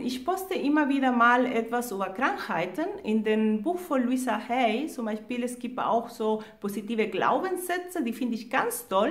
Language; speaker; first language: German; non-native, fluent; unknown